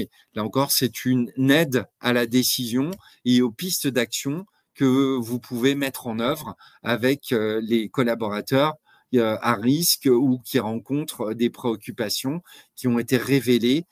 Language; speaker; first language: French; native; French